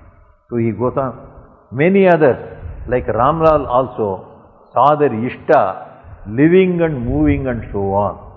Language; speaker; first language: English; non-native, local second language; Tamil